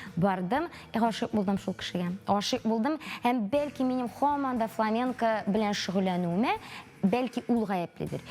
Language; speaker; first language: Tatar; native; Tatar